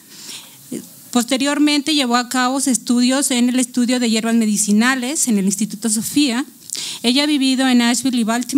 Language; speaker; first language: Spanish; native; Spanish